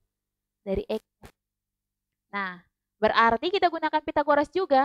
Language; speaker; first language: Indonesian; native; Indonesian